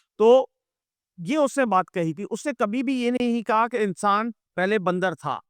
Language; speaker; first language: Urdu; native; Urdu